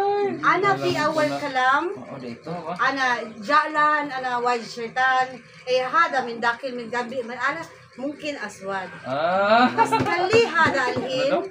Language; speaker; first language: Arabic; non-native, learner; Filipino